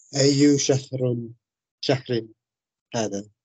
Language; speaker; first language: Arabic; non-native, learner; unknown